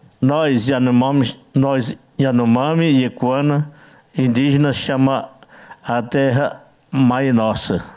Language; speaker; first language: Portuguese; non-native, learner; Yanomámi